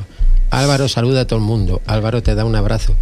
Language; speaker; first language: Spanish; native; Spanish